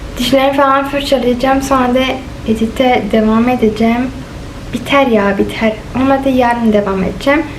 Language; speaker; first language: Turkish; early bilingual, heritage; Turkish